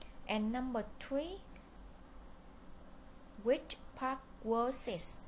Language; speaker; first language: English; non-native, fluent; Vietnamese